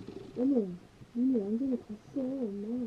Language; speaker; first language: Korean; native; Korean